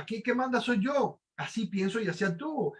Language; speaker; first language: Spanish; native; Spanish